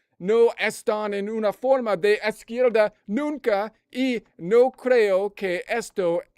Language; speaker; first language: Spanish; non-native, learner; English